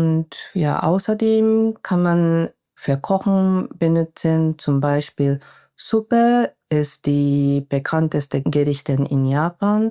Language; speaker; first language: German; non-native, fluent; Japanese